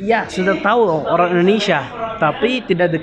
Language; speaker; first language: Indonesian; non-native, learner; Arabic